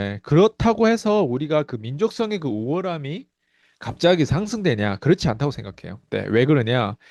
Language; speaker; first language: Korean; non-native, fluent; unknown